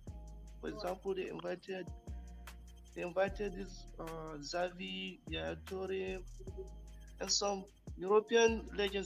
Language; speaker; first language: English; non-native, local second language; Hausa